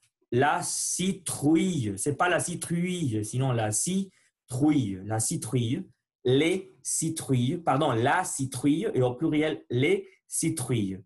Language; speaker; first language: French; non-native, learner; Spanish